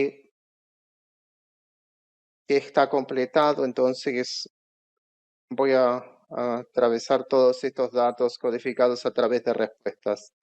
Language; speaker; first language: Spanish; non-native, fluent; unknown